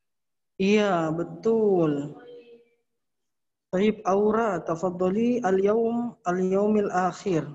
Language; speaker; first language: Arabic; non-native, fluent; Indonesian